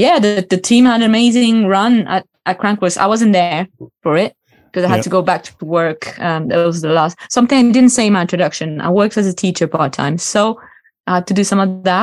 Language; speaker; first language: English; non-native, fluent; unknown